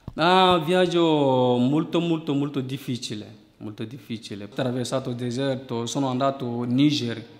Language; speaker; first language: Italian; non-native, fluent; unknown